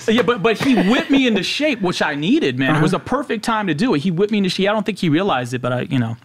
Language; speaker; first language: English; native; English